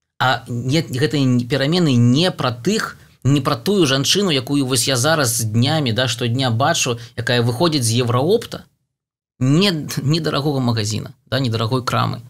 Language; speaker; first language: Belarusian; non-native, local second language; Russian